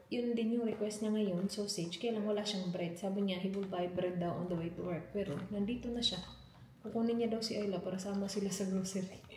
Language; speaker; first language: Filipino; non-native, local second language; Cebuano